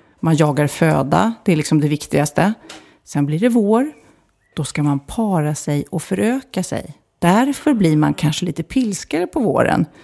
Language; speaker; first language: Swedish; native; Swedish